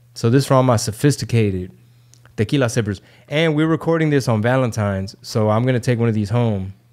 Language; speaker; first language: English; early bilingual, other home language; Spanish